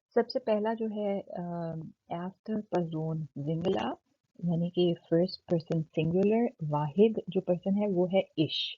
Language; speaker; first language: Urdu; native; Urdu